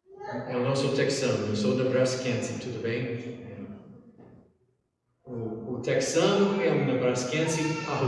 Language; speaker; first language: Portuguese; non-native, fluent; English